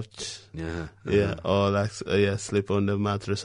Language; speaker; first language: English; non-native, fluent; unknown